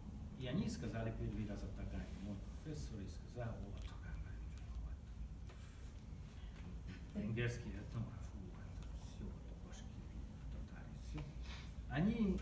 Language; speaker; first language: Russian; non-native, learner; Hungarian